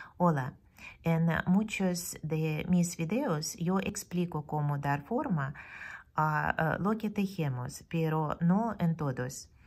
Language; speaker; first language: Spanish; non-native, fluent; Russian